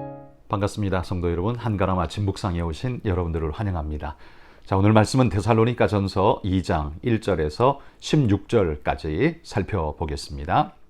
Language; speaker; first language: Korean; native; Korean